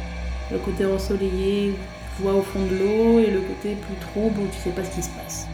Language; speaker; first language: French; native; French